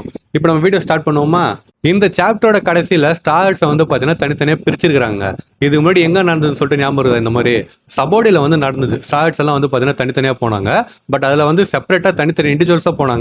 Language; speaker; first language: Tamil; native; Tamil